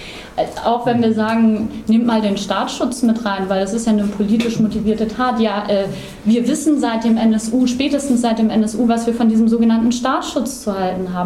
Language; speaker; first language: German; native; German